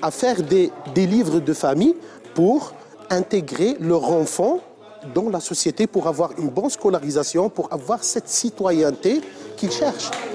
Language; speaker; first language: French; non-native, local second language; Arabic